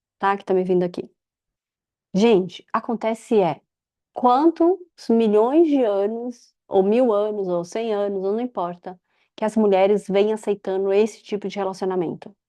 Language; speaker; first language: Portuguese; native; Portuguese